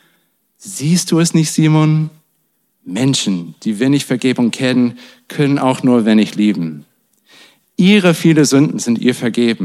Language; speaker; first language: German; non-native, fluent; English